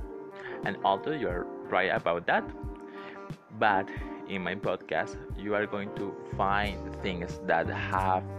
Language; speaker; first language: English; non-native, learner; Spanish